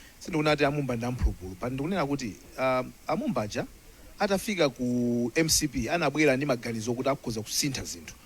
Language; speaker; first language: Nyanja; non-native, local second language; Tumbuka